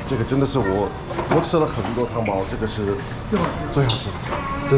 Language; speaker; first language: Chinese; non-native, fluent; English